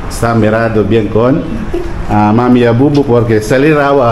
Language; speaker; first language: Spanish; non-native, learner; Filipino